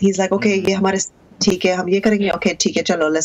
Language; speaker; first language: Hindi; early bilingual, heritage; Hindi